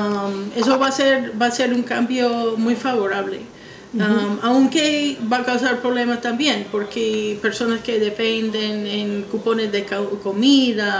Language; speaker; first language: Spanish; non-native, fluent; English